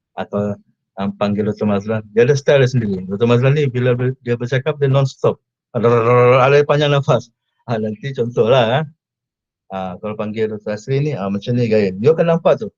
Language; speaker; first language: Malay; native; Malay